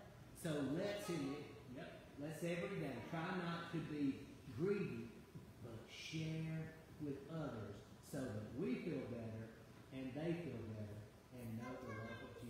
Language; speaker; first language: English; native; English